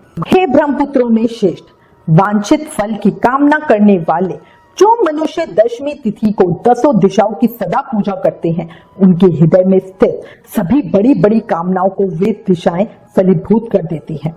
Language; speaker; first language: Hindi; native; Hindi